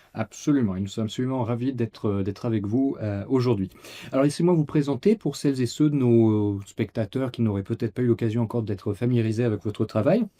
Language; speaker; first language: French; native; French